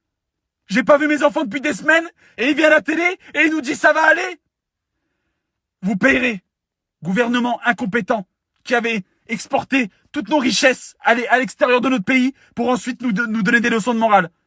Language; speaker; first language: French; native; French